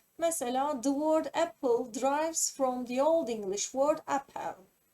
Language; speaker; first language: English; non-native, fluent; Turkish